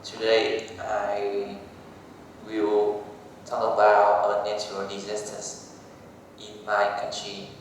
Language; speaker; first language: English; non-native, learner; Vietnamese